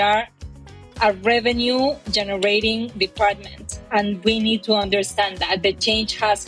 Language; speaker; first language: English; non-native, fluent; Spanish